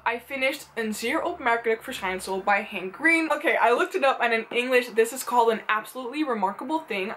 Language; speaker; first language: English; non-native, fluent; Dutch